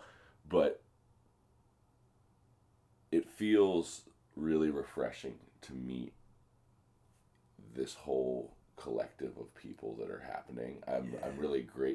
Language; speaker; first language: English; native; English